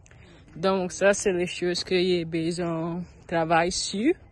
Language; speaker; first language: French; non-native, learner; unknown